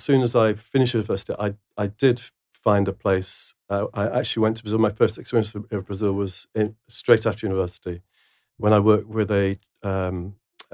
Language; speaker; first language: English; native; English